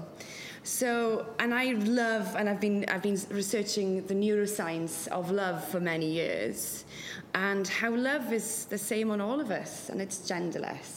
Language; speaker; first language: English; non-native, local second language; Welsh